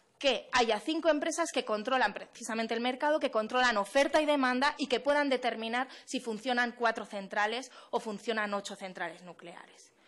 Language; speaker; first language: Spanish; non-native, local second language; Catalan